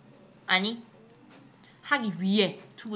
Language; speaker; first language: Korean; native; Korean